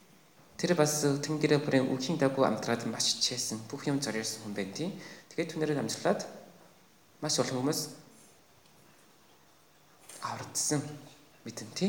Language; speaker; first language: Mongolian; non-native, fluent; Korean